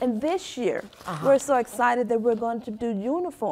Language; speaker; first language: English; native; English